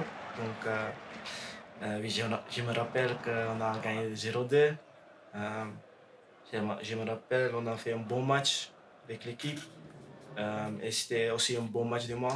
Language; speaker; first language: French; non-native, learner; Dutch